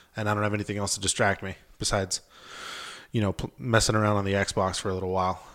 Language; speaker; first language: English; early bilingual, other home language; Spanish